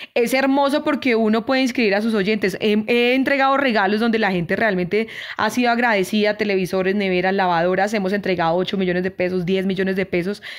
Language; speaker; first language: Spanish; native; Spanish